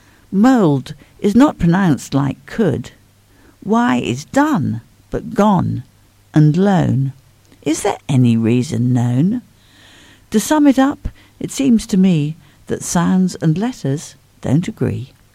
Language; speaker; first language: English; native; English